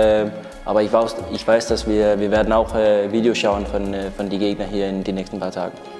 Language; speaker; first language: German; non-native, learner; Danish